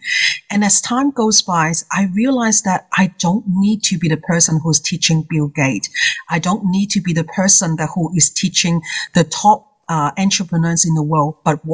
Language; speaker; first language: English; non-native, local second language; Cantonese